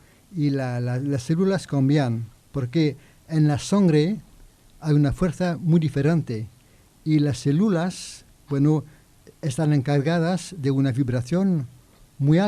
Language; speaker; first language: Spanish; non-native, learner; French